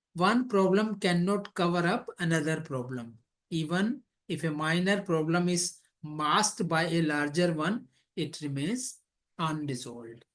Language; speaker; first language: English; non-native, local second language; Hindi